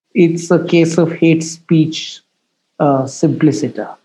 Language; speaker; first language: English; non-native, local second language; Bangla